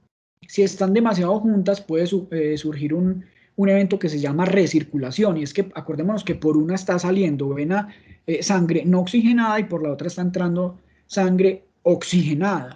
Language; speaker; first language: Spanish; native; Spanish